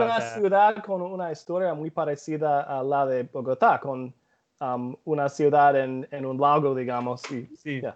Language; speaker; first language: Spanish; non-native, learner; English